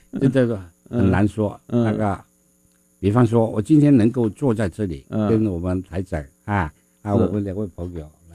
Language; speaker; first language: Chinese; non-native, fluent; Min Nan Chinese